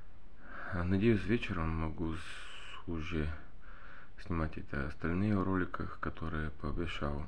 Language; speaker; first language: Russian; non-native, learner; Bulgarian